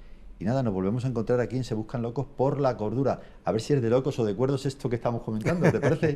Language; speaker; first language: Spanish; native; Spanish